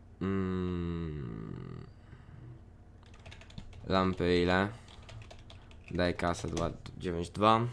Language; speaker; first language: Polish; native; Polish